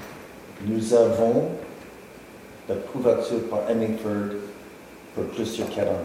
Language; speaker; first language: French; non-native, local second language; English